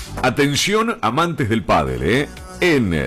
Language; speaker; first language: Spanish; native; Spanish